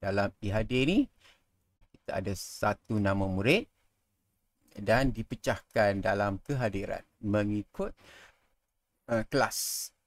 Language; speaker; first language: Malay; native; Malay